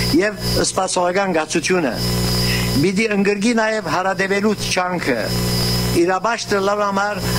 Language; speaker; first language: Armenian; early bilingual, heritage; Armenian